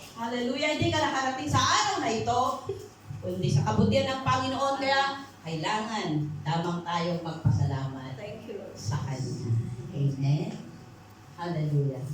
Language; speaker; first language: Filipino; non-native, local second language; Iloko